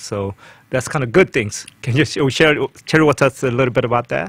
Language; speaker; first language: English; non-native, fluent; Korean